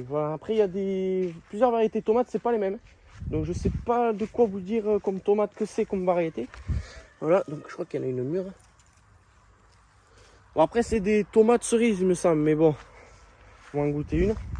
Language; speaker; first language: French; native; French